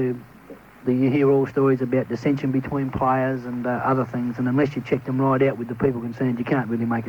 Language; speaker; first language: English; native; English